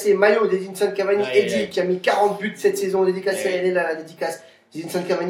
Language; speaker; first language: French; native; French